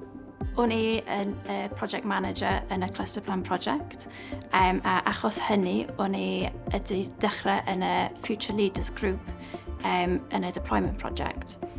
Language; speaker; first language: Welsh; non-native, local second language; English